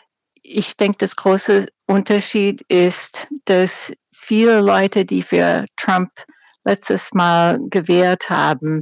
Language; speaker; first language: German; non-native, fluent; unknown